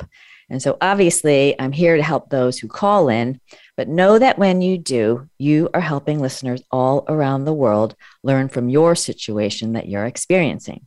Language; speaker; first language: English; native; English